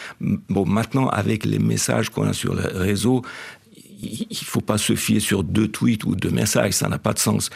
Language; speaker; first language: French; non-native, fluent; Persian